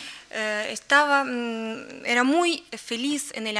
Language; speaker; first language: Spanish; non-native, learner; Russian